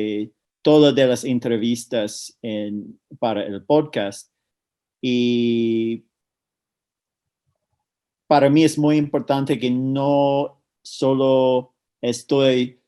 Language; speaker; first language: Spanish; non-native, fluent; English